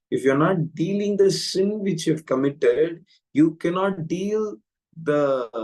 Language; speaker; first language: English; non-native, local second language; Tamil